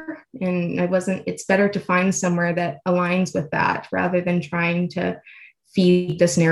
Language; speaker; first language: English; native; English